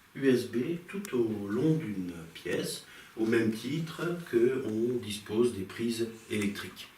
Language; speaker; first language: French; native; French